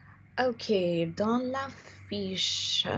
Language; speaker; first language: French; non-native, fluent; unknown